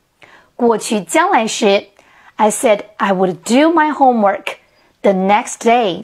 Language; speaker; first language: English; non-native, fluent; Chinese